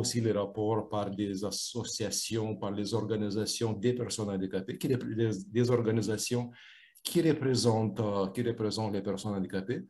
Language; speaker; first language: French; non-native, fluent; Lithuanian